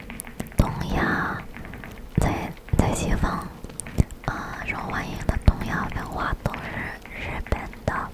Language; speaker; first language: Chinese; early bilingual, heritage; English